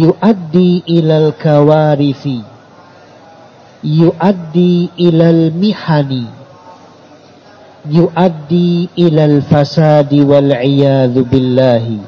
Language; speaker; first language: Arabic; non-native, fluent; Indonesian